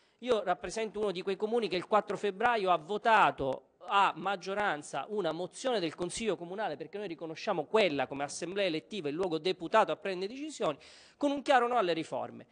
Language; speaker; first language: Italian; native; Italian